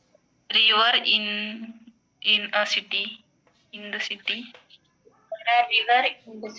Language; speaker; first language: English; non-native, learner; Marathi